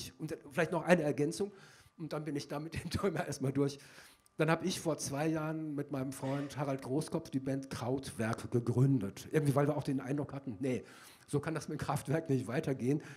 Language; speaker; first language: German; native; German